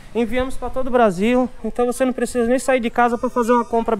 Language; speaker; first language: Portuguese; native; Portuguese